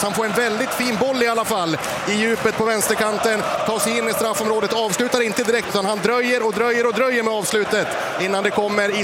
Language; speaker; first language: Swedish; native; Swedish